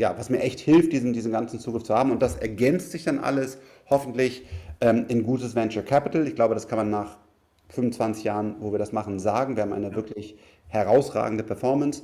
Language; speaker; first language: German; native; German